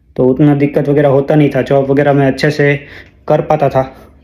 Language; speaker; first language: Hindi; non-native, local second language; Gujarati